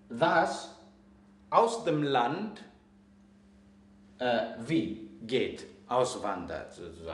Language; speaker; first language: German; non-native, fluent; Greek